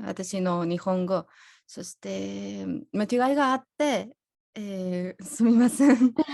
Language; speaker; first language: Japanese; non-native, learner; Spanish